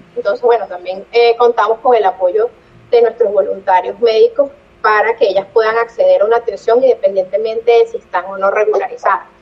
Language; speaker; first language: Spanish; native; Spanish